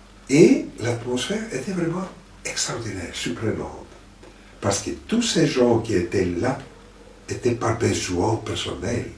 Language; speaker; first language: French; non-native, fluent; Greek